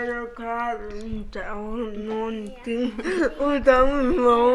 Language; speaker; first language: Swedish; non-native, learner; Somali